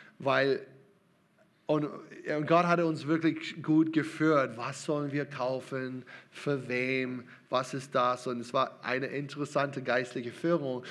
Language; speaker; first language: German; non-native, learner; English